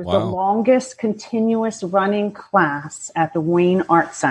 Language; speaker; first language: English; native; English